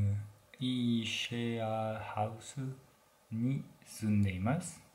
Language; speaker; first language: Japanese; non-native, learner; French